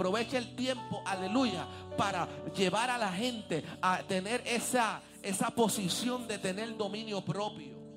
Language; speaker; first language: Spanish; native; Spanish